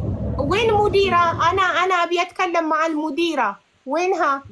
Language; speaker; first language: Arabic; non-native, fluent; Amharic